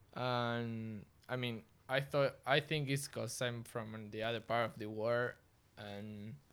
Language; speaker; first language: English; non-native, fluent; Spanish